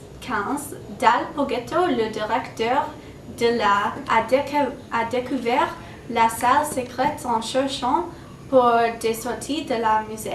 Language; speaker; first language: French; non-native, learner; English